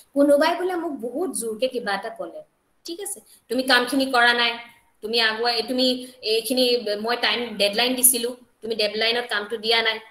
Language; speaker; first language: Assamese; non-native, local second language; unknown